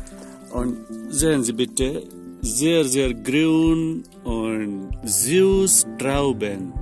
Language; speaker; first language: German; non-native, learner; Marathi